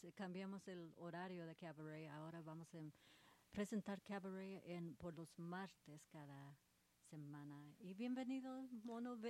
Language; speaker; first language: Spanish; early bilingual, heritage; Spanish